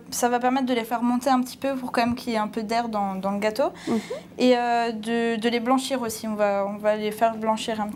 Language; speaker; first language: French; native; French